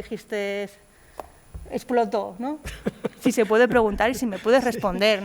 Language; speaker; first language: Spanish; native; Spanish